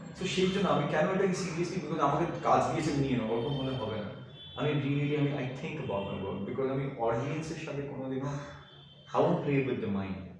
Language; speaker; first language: Bangla; early bilingual, heritage; Bangla